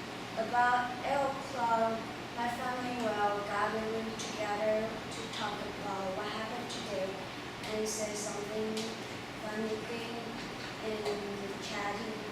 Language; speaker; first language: English; non-native, learner; Chinese